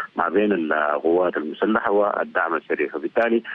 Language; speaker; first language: Arabic; native; Arabic